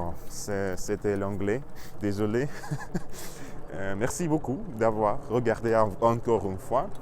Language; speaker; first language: French; non-native, learner; Russian